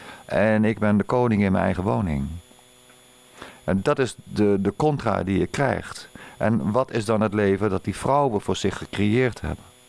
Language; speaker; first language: Dutch; native; Dutch